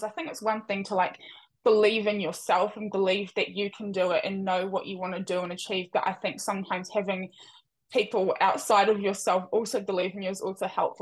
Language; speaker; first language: English; native; English